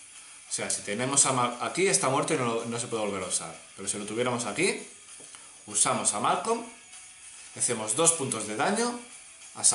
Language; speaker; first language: Spanish; native; Spanish